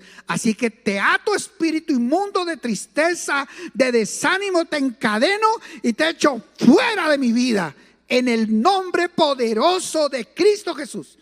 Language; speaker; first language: Spanish; native; Spanish